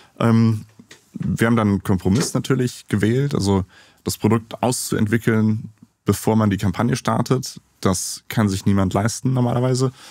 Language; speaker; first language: German; native; German